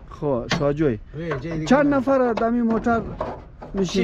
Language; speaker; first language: Persian; native; Persian